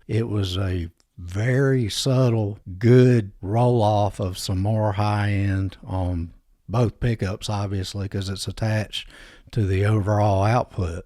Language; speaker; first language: English; native; English